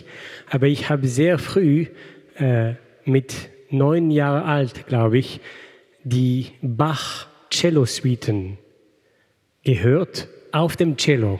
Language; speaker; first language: German; non-native, fluent; French